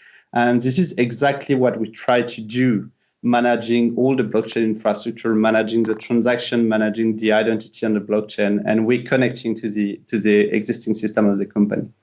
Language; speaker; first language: English; non-native, fluent; French